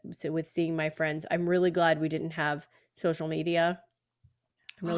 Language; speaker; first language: English; native; English